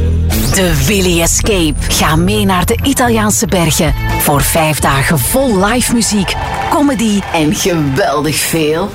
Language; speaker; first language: Dutch; native; Dutch